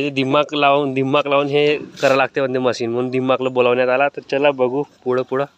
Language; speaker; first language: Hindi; non-native, local second language; Marathi